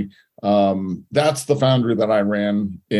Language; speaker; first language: English; native; English